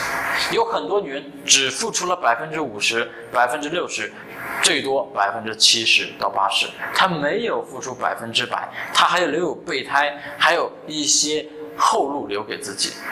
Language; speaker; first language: Chinese; native; Chinese